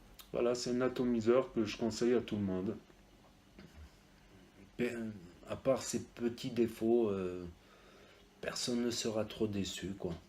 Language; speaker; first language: French; native; French